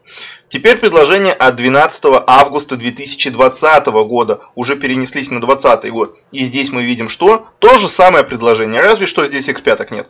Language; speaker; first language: Russian; native; Russian